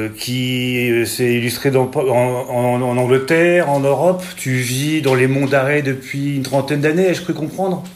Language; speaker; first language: French; native; French